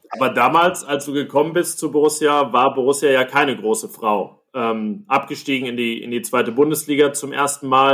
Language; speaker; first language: German; native; German